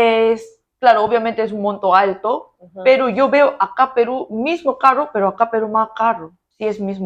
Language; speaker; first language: Spanish; non-native, learner; Korean